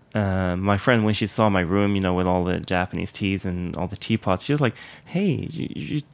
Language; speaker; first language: English; non-native, fluent; Swedish